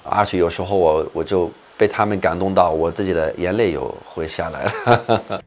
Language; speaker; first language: Chinese; non-native, fluent; Arabic